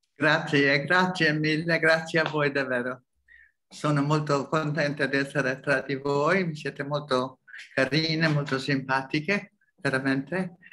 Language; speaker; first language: Italian; non-native, fluent; Hungarian